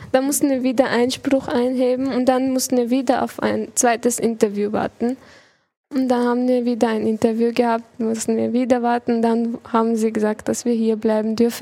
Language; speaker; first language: German; early bilingual, other home language; Chechen